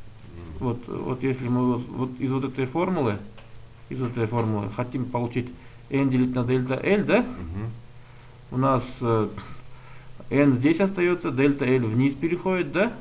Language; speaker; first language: Russian; native; Russian